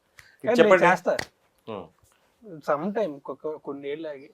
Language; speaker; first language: Telugu; native; Telugu